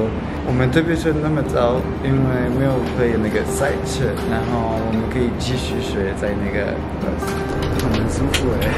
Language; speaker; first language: Chinese; non-native, learner; French